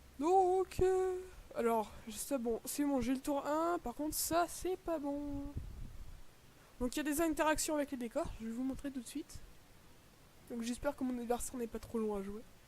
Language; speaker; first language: French; native; French